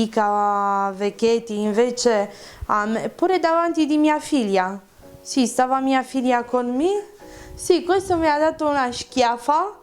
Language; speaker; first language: Italian; non-native, learner; Romanian